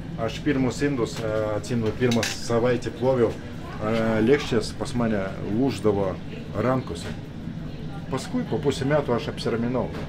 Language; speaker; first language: Lithuanian; non-native, local second language; Russian